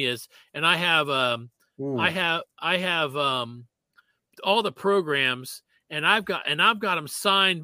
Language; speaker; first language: English; native; English